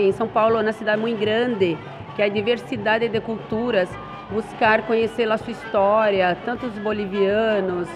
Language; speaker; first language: Spanish; non-native, learner; Portuguese